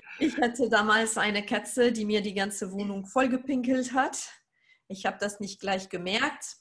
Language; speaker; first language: German; non-native, fluent; French